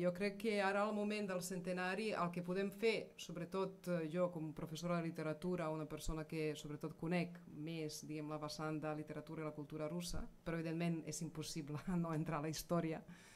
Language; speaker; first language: Catalan; non-native, fluent; Serbian